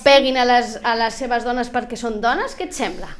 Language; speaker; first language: Catalan; native; Catalan